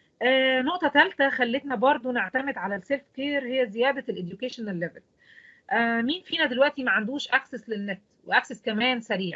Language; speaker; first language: Arabic; native; Arabic